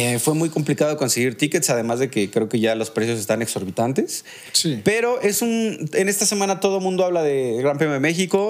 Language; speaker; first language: Spanish; native; Spanish